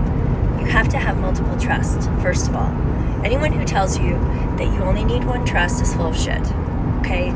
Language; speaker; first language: English; native; English